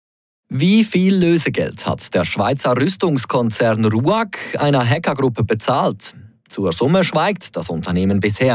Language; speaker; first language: German; native; German